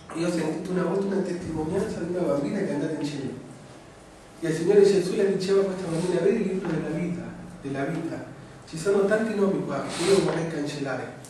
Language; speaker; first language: Italian; non-native, fluent; Spanish